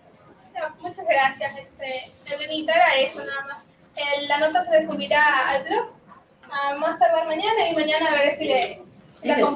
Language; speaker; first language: Spanish; non-native, learner; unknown